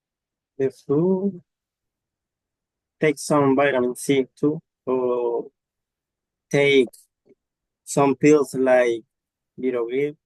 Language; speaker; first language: English; non-native, learner; Spanish